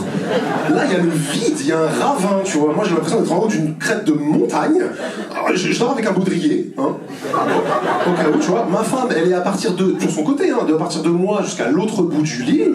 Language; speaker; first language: French; native; French